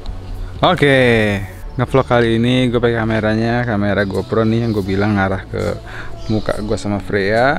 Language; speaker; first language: Indonesian; native; Indonesian